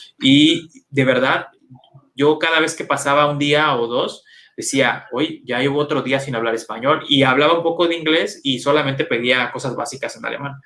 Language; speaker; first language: Spanish; native; Spanish